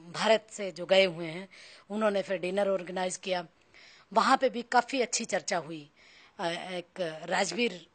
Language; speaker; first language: Hindi; native; Hindi